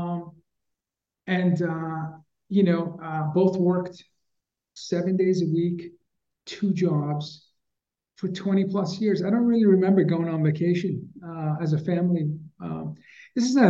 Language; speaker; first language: English; early bilingual, other home language; Persian